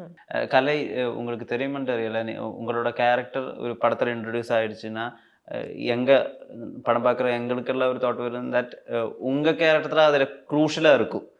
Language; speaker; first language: Tamil; non-native, fluent; Malayalam